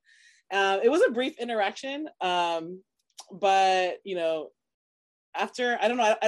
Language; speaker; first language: English; native; English